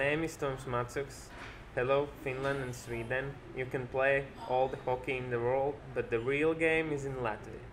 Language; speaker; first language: English; non-native, learner; Latvian